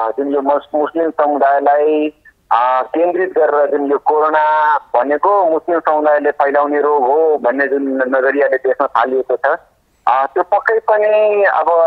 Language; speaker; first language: Nepali; non-native, local second language; Maithili